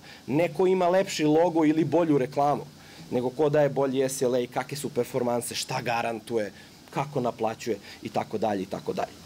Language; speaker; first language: Serbian; native; Serbian